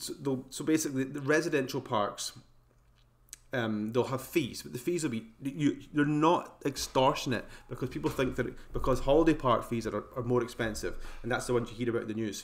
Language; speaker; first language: English; native; English